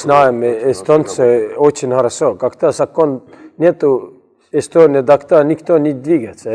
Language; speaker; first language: Russian; non-native, learner; Estonian